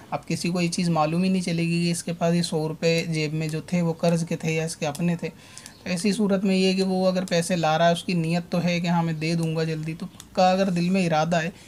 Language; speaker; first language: Urdu; native; Urdu